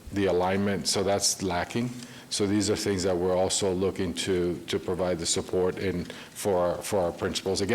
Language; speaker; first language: English; early bilingual, other home language; Spanish